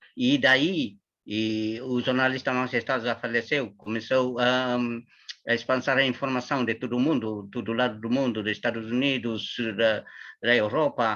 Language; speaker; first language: Portuguese; non-native, learner; Tetum